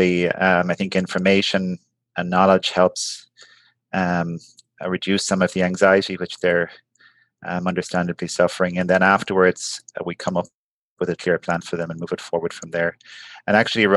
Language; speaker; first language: English; native; English